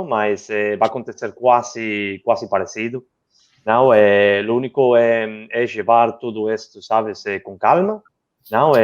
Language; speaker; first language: Portuguese; non-native, learner; Spanish